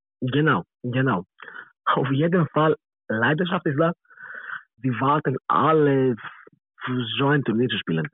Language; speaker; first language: German; non-native, learner; Greek